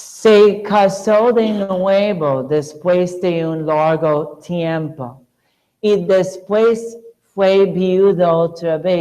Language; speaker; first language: Spanish; non-native, fluent; English